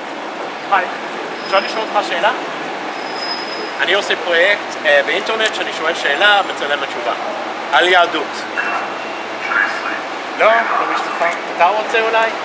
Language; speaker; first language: Hebrew; non-native, learner; English